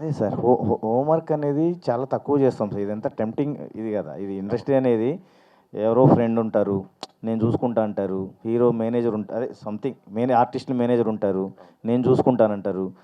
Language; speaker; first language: Telugu; native; Telugu